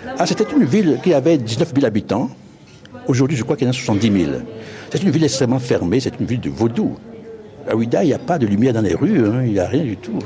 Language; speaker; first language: French; non-native, local second language; Fon